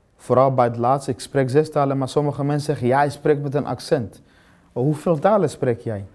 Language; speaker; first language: Dutch; non-native, fluent; Swahili